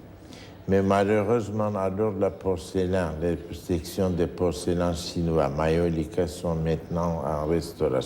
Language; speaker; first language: French; non-native, fluent; Turkish